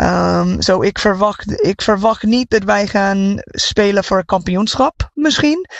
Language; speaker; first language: Dutch; non-native, fluent; English